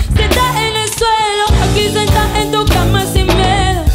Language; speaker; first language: English; early bilingual, other home language; Spanish